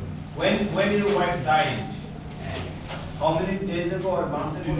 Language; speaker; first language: English; non-native, fluent; Bangla